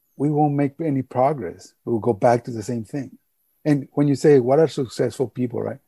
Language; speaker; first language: English; early bilingual, other home language; Spanish